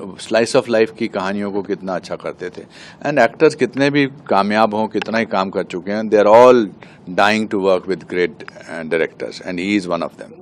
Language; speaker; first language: Hindi; native; Hindi